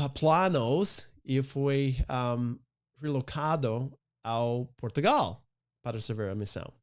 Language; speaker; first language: Portuguese; non-native, fluent; English